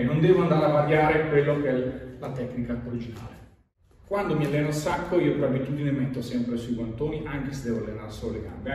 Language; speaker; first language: Italian; native; Italian